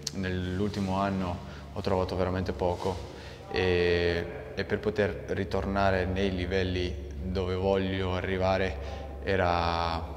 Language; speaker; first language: Italian; non-native, fluent; Arabic